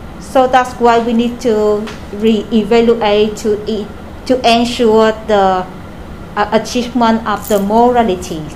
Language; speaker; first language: English; non-native, learner; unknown